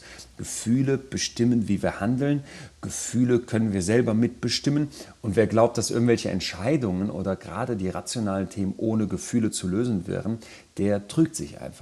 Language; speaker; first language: German; native; German